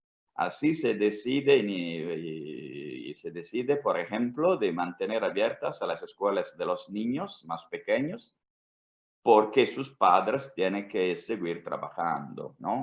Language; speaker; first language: Spanish; non-native, fluent; Italian